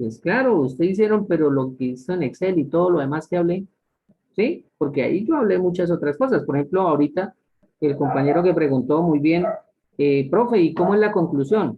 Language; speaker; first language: Spanish; native; Spanish